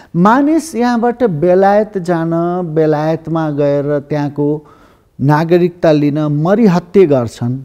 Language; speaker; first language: Nepali; native; Nepali